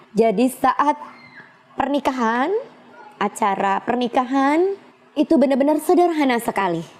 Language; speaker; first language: Indonesian; native; Indonesian